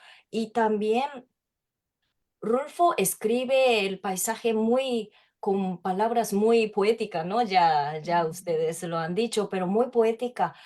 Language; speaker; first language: Spanish; non-native, fluent; Japanese